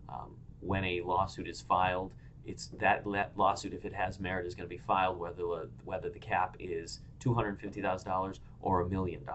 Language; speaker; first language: English; native; English